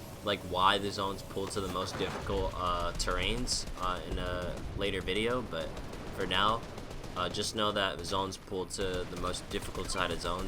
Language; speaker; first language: English; native; English